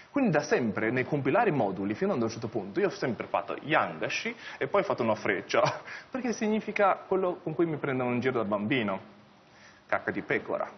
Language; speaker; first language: Italian; early bilingual, other home language; Chinese